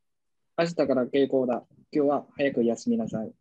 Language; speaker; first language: Japanese; non-native, learner; Vietnamese